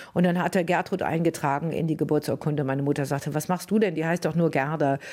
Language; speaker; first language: German; native; German